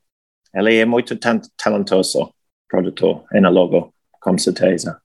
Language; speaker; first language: Portuguese; non-native, learner; English